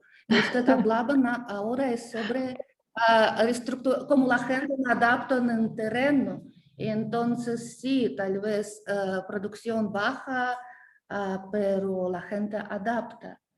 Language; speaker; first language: Spanish; non-native, learner; Russian